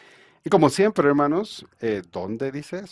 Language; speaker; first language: Spanish; native; Spanish